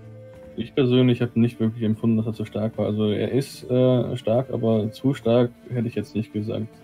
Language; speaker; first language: German; native; German